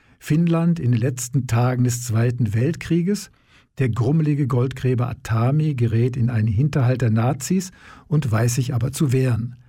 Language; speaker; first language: German; native; German